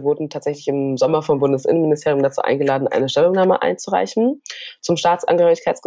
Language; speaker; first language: German; native; German